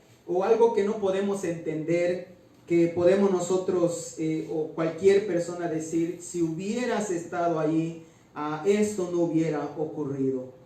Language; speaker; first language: Spanish; native; Spanish